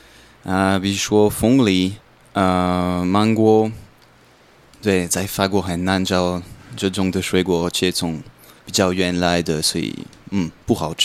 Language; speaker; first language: Chinese; non-native, learner; French